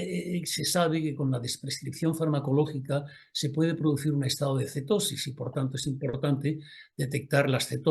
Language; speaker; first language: Spanish; native; Spanish